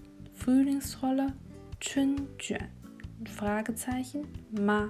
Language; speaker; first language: German; non-native, fluent; Chinese